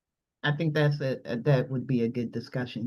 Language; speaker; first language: English; native; English